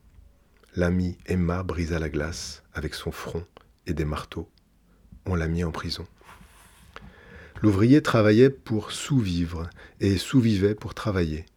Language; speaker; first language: French; native; French